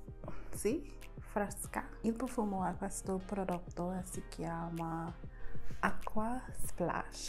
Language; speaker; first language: Italian; non-native, learner; English